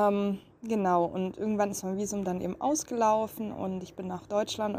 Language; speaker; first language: German; native; German